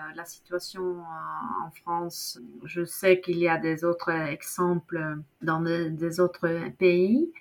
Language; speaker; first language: French; non-native, fluent; Norwegian